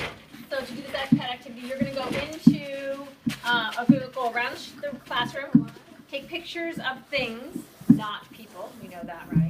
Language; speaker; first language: English; native; English